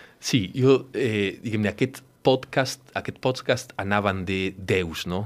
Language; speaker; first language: Catalan; non-native, fluent; Italian